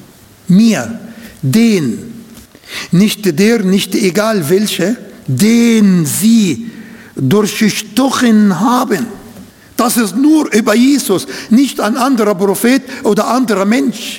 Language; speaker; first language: German; non-native, fluent; Arabic